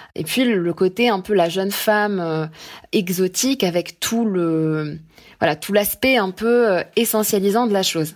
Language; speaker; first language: French; non-native, local second language; Arabic